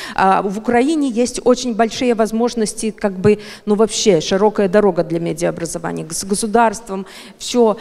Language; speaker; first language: Russian; native; Russian